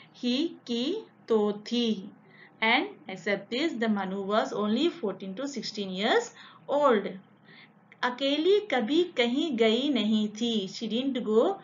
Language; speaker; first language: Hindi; non-native, local second language; Telugu